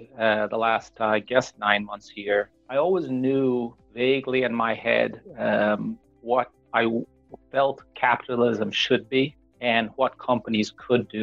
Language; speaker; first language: English; native; English